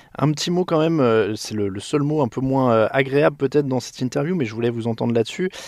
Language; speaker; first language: French; native; French